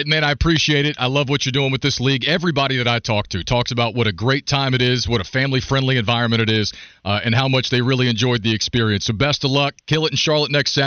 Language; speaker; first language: English; native; English